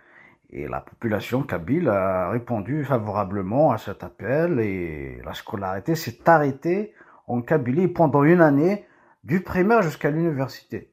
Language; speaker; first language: French; non-native, local second language; Kabyle